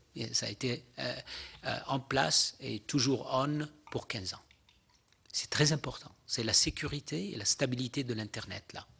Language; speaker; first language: French; non-native, local second language; Arabic